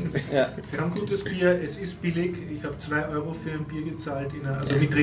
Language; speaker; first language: German; native; German